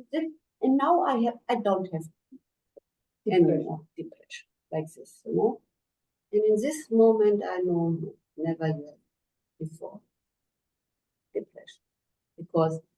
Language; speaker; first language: English; non-native, learner; German